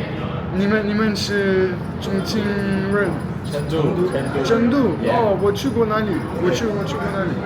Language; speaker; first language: Chinese; non-native, learner; French